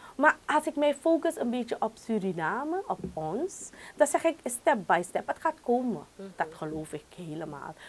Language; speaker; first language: Dutch; non-native, local second language; Caribbean Hindustani